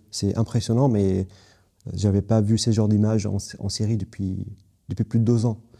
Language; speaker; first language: French; non-native, fluent; Kurdish